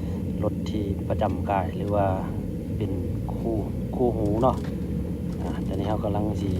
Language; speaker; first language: Thai; non-native, local second language; Northeastern Thai